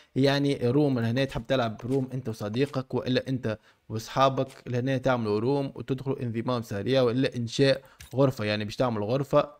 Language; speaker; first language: Arabic; native; Arabic